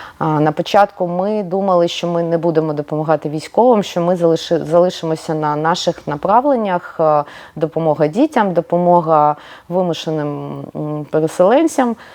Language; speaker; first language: Ukrainian; non-native, local second language; Russian